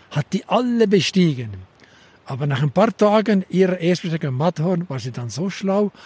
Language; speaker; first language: German; native; German